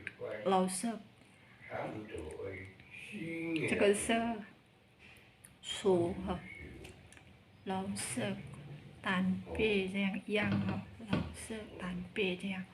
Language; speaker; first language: Chinese; non-native, learner; Indonesian